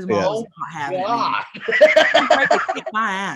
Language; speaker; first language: English; native; English